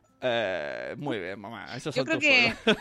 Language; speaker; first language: Spanish; native; Spanish